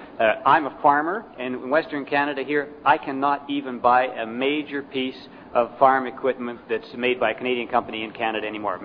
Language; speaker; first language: English; native; English